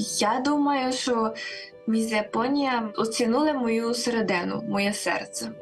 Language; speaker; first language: Ukrainian; early bilingual, heritage; Ukrainian